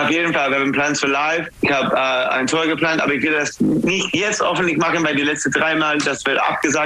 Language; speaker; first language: German; non-native, fluent; English